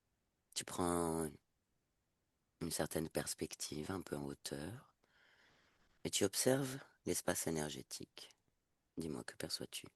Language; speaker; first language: French; native; French